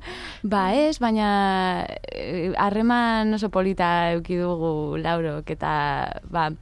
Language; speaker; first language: Basque; non-native, local second language; Spanish